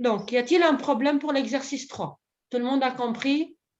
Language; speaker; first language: French; non-native, local second language; Arabic